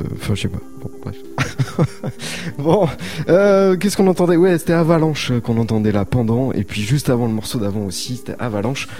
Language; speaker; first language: French; native; French